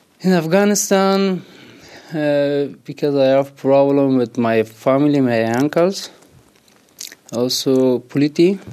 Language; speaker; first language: English; non-native, learner; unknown